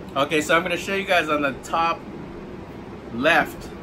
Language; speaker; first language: English; native; English